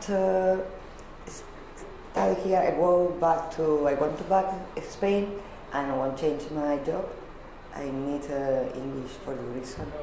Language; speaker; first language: English; non-native, learner; Spanish